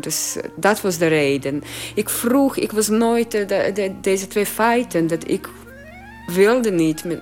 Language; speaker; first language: Dutch; non-native, learner; Croatian